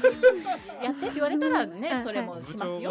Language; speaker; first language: Japanese; native; Japanese